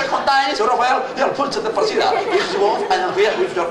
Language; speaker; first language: English; non-native, learner; Spanish